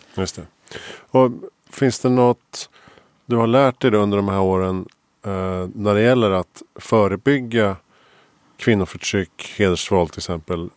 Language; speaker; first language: Swedish; native; Swedish